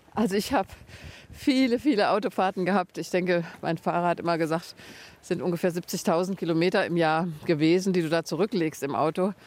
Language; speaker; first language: German; native; German